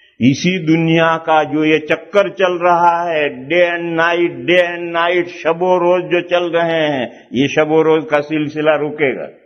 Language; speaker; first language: Urdu; non-native, local second language; Gujarati